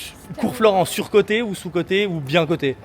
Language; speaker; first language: French; native; French